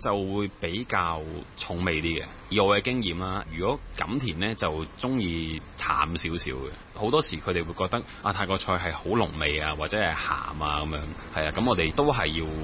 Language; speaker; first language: Cantonese; native; Cantonese